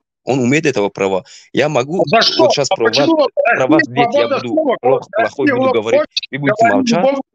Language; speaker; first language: Russian; non-native, local second language; Tajik